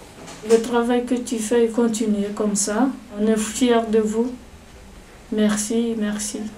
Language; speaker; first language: French; non-native, fluent; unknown